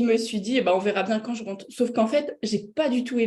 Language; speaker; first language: French; native; French